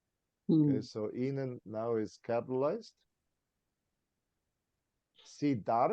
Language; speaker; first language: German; non-native, fluent; English